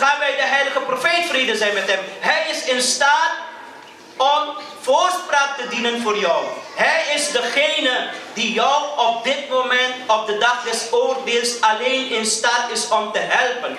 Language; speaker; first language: Dutch; early bilingual, other home language; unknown